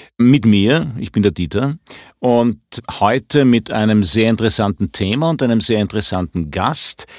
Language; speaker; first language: German; native; German